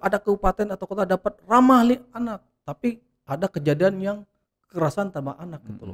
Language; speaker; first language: Indonesian; native; Indonesian